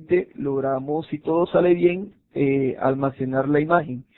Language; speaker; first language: Spanish; native; Spanish